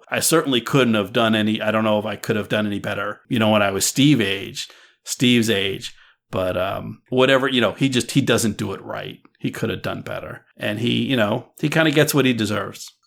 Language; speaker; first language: English; native; English